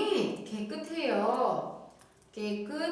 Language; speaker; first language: Korean; non-native, fluent; Indonesian